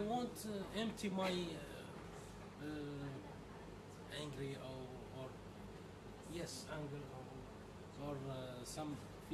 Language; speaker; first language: English; non-native, learner; Arabic